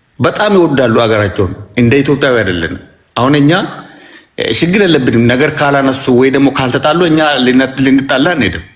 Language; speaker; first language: Amharic; native; Amharic